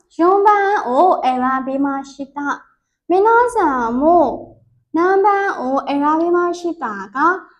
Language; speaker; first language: Japanese; non-native, learner; Burmese